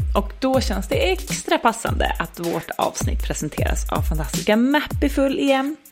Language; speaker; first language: Swedish; native; Swedish